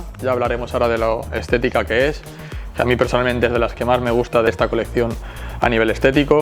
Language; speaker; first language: Spanish; native; Spanish